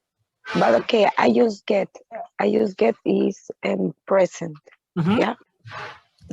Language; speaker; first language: English; non-native, learner; Spanish